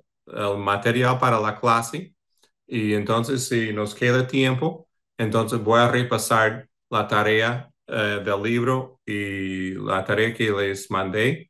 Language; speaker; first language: Spanish; non-native, fluent; English